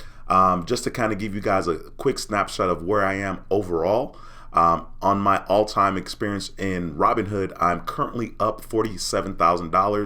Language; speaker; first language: English; native; English